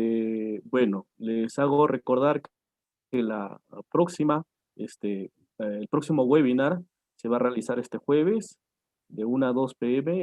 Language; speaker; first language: Spanish; native; Spanish